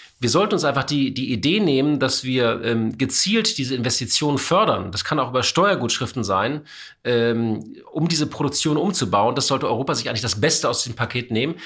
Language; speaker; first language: German; native; German